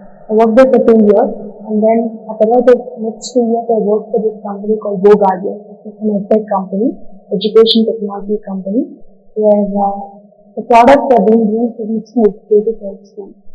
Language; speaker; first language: English; non-native, local second language; Telugu